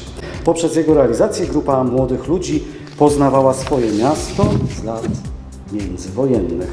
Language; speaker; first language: Polish; native; Polish